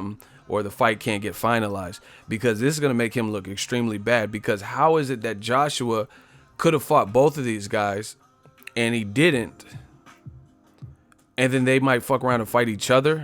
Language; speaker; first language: English; native; English